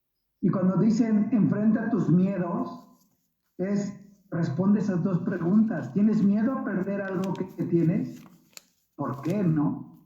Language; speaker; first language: Spanish; native; Spanish